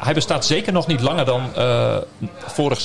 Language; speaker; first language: Dutch; native; Dutch